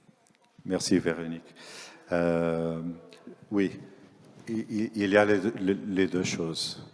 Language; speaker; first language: French; non-native, fluent; Portuguese